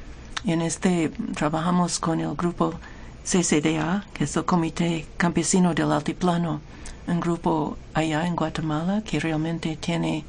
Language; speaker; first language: Spanish; non-native, fluent; English